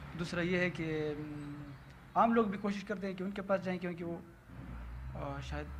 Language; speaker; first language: Urdu; non-native, local second language; Pashto